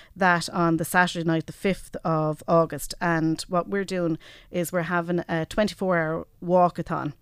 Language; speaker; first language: English; native; English